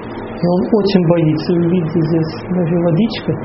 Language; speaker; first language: Russian; non-native, fluent; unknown